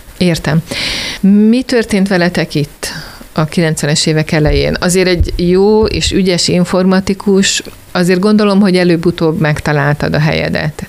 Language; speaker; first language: Hungarian; native; Hungarian